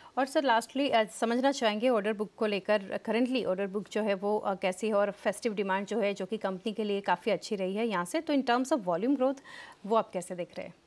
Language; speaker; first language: Hindi; non-native, local second language; Gujarati